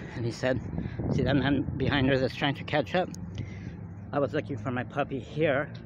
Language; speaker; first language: English; native; English